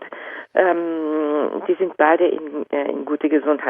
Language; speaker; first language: German; non-native, fluent; Japanese